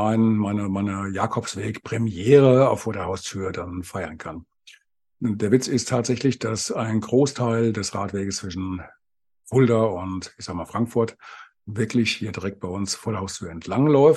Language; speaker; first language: German; native; German